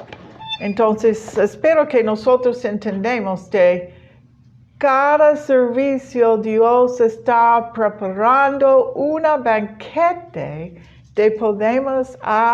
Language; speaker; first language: Spanish; non-native, learner; English